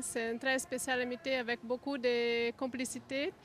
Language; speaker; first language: French; non-native, learner; Portuguese